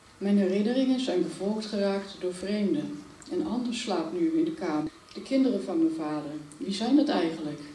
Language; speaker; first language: Dutch; non-native, fluent; English